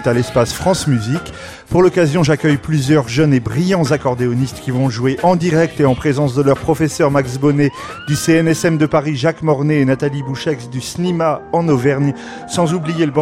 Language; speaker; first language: French; native; French